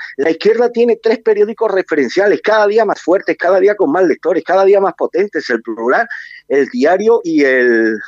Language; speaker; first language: Spanish; native; Spanish